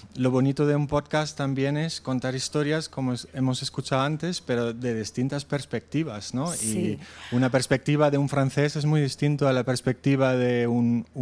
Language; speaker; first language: Spanish; non-native, fluent; German